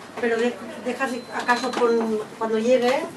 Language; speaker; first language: Spanish; native; Spanish